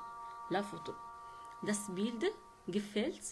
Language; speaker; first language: German; non-native, learner; Arabic